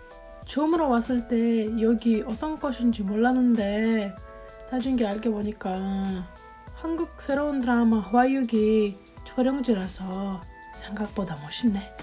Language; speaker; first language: Korean; non-native, fluent; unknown